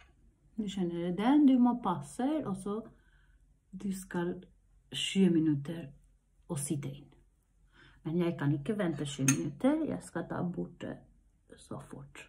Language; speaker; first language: Norwegian; non-native, learner; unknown